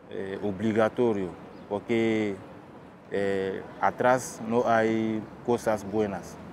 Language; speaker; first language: Spanish; non-native, learner; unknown